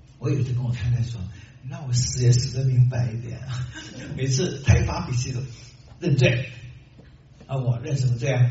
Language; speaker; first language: Chinese; native; Chinese